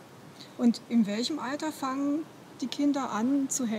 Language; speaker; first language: German; native; German